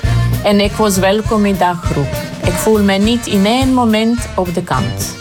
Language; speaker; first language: Dutch; non-native, learner; Croatian